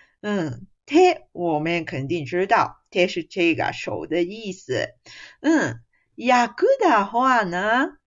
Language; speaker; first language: Chinese; non-native, fluent; Japanese